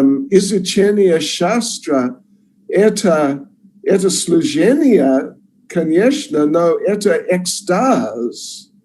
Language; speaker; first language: Russian; non-native, learner; English